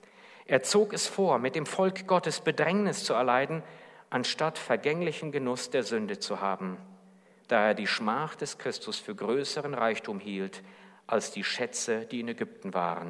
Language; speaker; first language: German; native; German